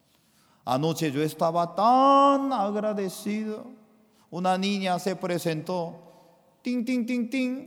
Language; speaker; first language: Spanish; non-native, fluent; Korean